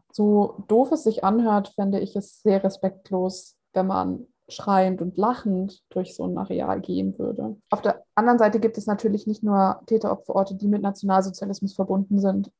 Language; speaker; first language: German; native; German